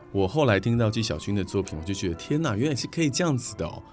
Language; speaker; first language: Chinese; native; Chinese